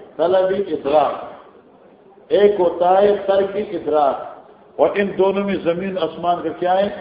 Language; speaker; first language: Urdu; non-native, local second language; Northern Hindko